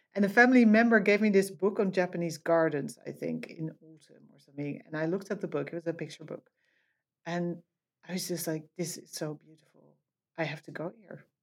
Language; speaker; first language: English; non-native, fluent; Dutch